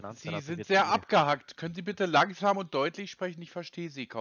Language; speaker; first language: German; native; German